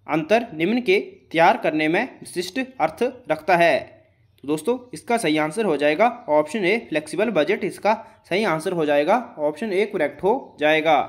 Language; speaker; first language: Hindi; native; Hindi